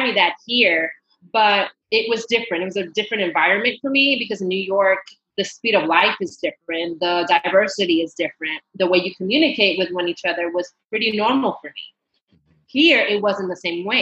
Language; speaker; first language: English; early bilingual, other home language; Spanish